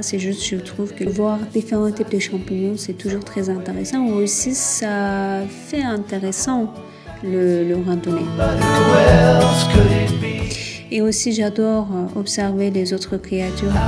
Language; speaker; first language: French; non-native, fluent; Turkish